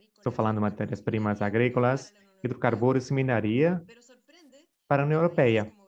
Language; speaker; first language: Portuguese; non-native, fluent; Spanish